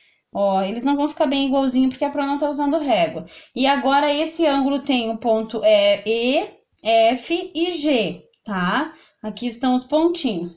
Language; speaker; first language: Portuguese; native; Portuguese